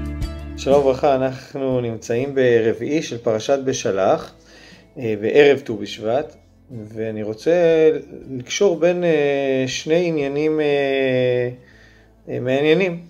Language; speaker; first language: Hebrew; native; Hebrew